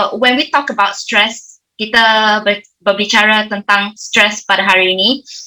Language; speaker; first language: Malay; non-native, local second language; Chinese